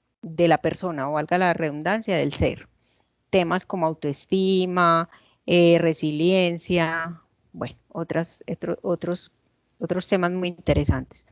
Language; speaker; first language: Spanish; native; Spanish